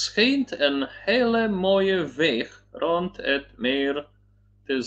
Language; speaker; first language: Dutch; non-native, learner; Polish